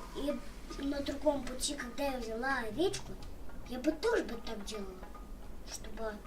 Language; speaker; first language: Russian; early bilingual, other home language; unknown